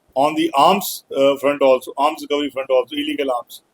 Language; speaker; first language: English; non-native, local second language; Punjabi